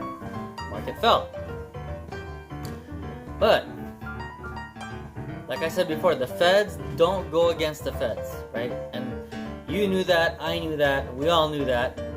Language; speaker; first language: English; native; English